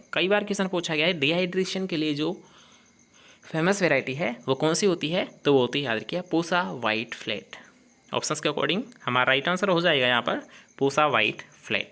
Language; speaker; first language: Hindi; native; Hindi